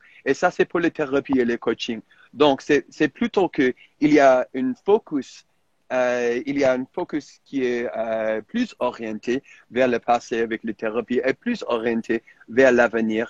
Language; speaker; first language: French; non-native, fluent; English